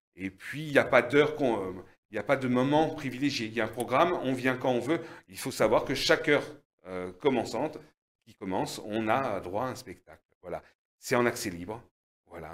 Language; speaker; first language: French; native; French